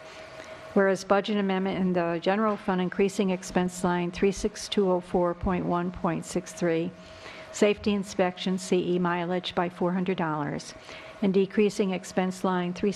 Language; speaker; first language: English; native; English